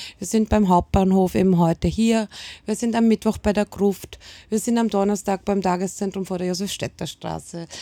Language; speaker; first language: German; native; German